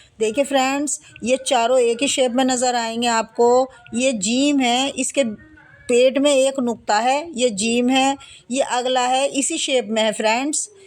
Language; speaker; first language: Hindi; native; Hindi